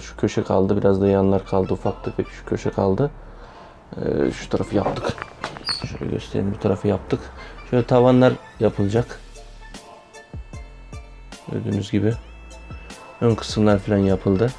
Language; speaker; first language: Turkish; native; Turkish